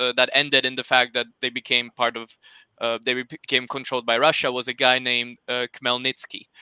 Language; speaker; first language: English; non-native, fluent; Slovak